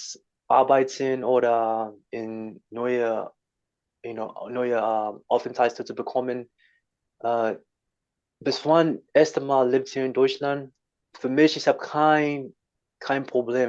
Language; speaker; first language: German; non-native, learner; English